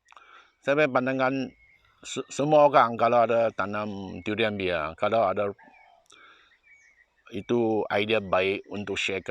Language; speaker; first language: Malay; non-native, local second language; Chinese